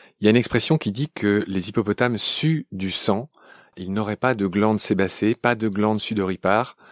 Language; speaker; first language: French; native; French